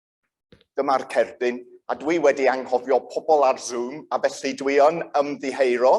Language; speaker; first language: Welsh; non-native, local second language; English